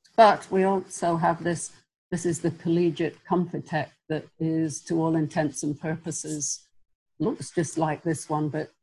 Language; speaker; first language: English; native; English